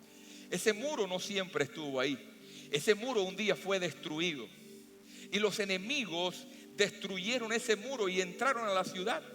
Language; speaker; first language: Spanish; native; Spanish